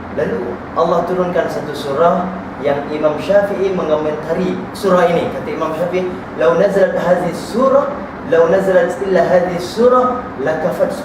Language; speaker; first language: Malay; native; Malay